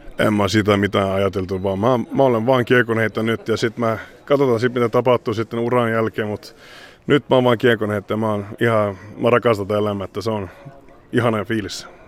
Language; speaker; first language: Finnish; early bilingual, heritage; Swedish